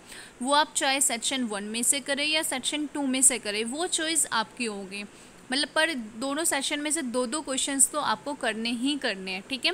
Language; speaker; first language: Hindi; native; Hindi